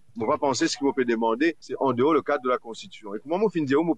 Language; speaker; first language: French; non-native, local second language; Morisyen